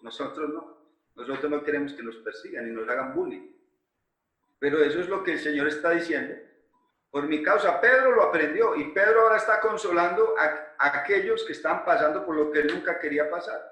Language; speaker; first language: Spanish; native; Spanish